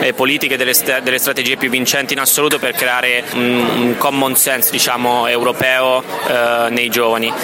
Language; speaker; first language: Italian; native; Italian